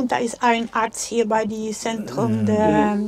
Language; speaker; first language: German; non-native, learner; Dutch